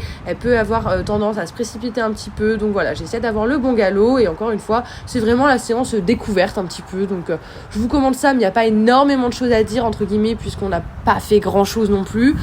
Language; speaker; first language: French; native; French